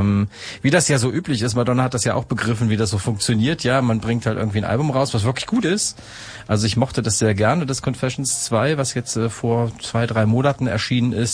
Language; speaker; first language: German; native; German